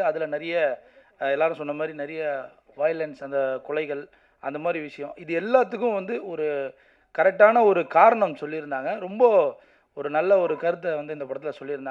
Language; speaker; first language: Tamil; native; Tamil